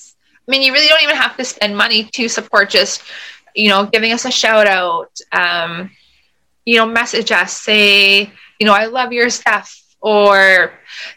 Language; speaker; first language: English; native; English